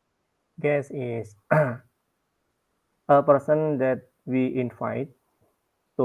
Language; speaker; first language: English; non-native, learner; Indonesian